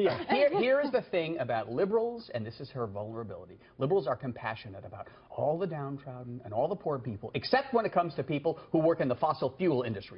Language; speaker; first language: English; native; English